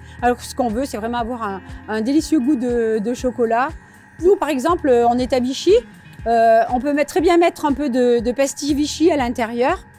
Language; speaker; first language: French; native; French